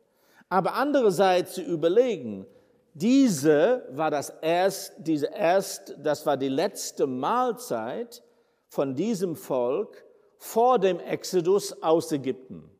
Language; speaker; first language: German; non-native, fluent; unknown